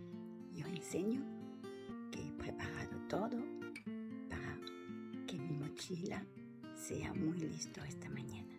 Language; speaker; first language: Spanish; non-native, learner; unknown